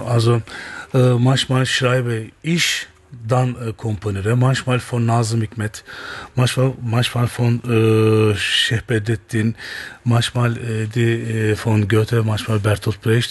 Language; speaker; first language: German; non-native, learner; Turkish